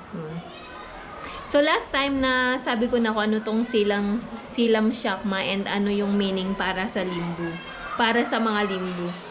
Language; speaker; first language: Filipino; native; Filipino